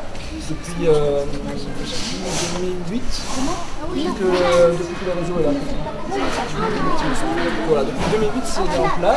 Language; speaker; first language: French; native; French